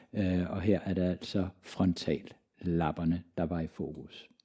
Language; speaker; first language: Danish; native; Danish